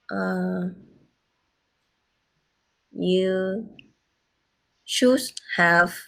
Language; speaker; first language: English; non-native, learner; Vietnamese